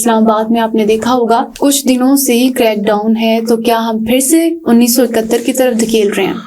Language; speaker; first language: Urdu; native; Urdu